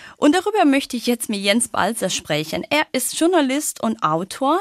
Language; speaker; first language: German; non-native, fluent; Italian